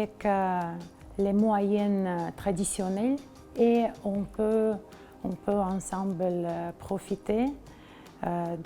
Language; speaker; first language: French; non-native, fluent; Russian